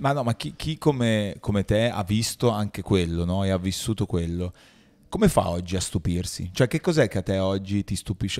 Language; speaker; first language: Italian; native; Italian